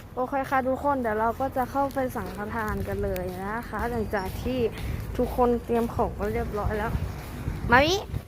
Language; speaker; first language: Thai; native; Thai